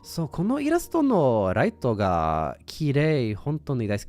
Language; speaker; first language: Japanese; non-native, learner; English